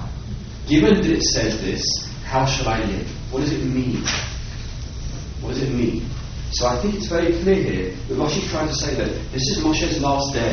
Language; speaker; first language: English; native; English